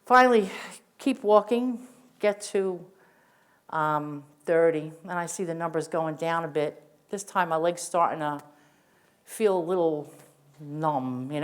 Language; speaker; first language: English; native; English